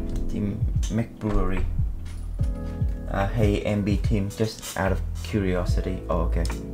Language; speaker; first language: English; non-native, fluent; Vietnamese